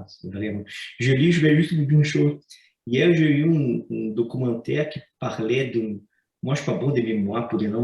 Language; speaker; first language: French; non-native, fluent; Portuguese